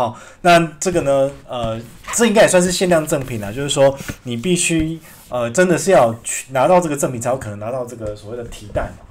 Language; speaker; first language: Chinese; native; Chinese